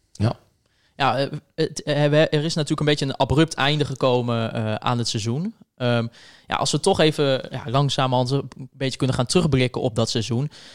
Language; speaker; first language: Dutch; native; Dutch